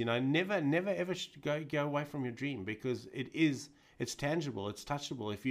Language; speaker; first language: English; native; English